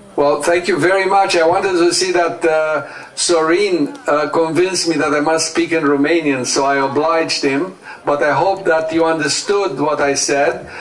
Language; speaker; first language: English; non-native, fluent; Romanian